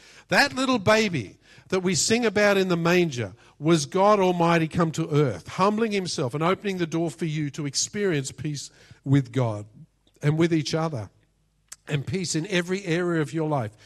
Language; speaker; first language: English; native; English